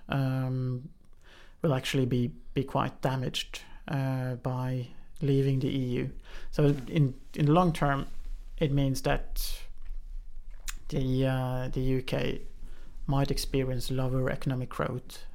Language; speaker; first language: English; non-native, fluent; Norwegian